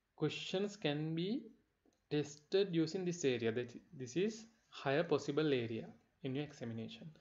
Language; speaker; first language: English; non-native, local second language; Sinhala